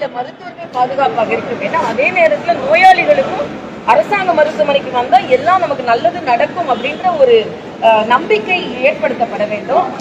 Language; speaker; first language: Tamil; native; Tamil